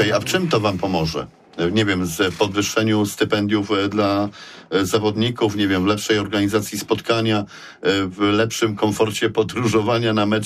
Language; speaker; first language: Polish; native; Polish